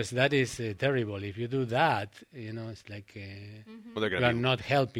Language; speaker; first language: English; non-native, fluent; Spanish